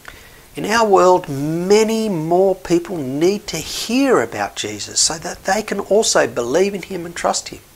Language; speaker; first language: English; native; English